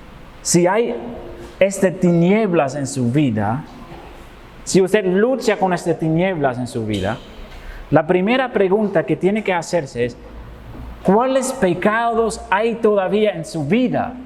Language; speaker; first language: Spanish; non-native, fluent; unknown